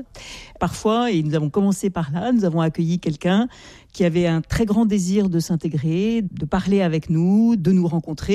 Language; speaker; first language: French; native; French